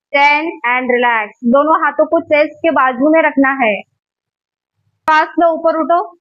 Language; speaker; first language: Hindi; non-native, local second language; Marathi